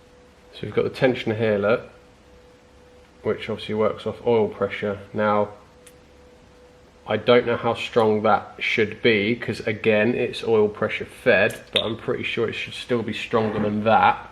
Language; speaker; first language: English; native; English